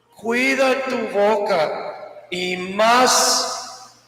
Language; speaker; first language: Spanish; non-native, learner; English